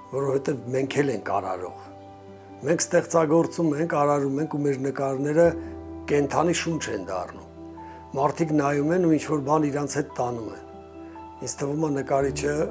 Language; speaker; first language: Armenian; native; Armenian